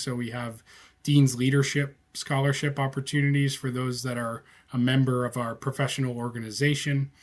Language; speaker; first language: English; native; English